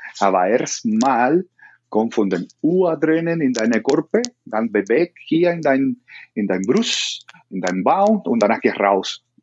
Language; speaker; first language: German; non-native, learner; Spanish